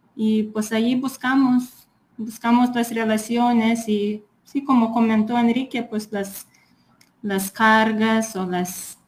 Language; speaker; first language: Spanish; non-native, fluent; Lithuanian